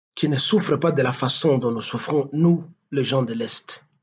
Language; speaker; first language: French; non-native, local second language; Swahili